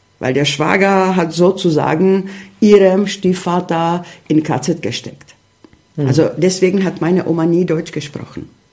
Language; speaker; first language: German; non-native, fluent; Czech